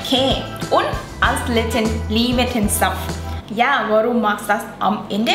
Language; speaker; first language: German; non-native, learner; Thai